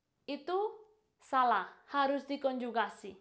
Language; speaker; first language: Indonesian; non-native, fluent; Spanish